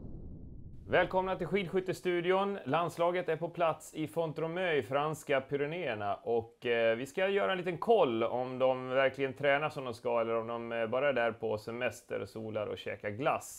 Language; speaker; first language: Swedish; native; Swedish